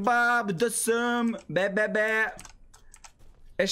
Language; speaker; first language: Turkish; non-native, learner; Swedish